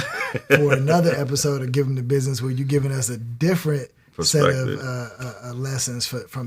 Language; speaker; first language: English; native; English